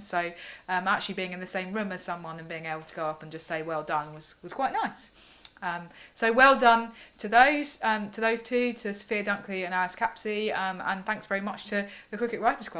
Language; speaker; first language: English; native; English